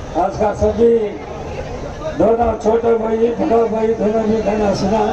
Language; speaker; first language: Hindi; non-native, local second language; Kannada